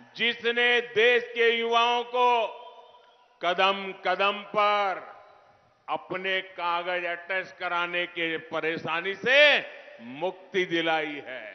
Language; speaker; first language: Hindi; non-native, local second language; Gujarati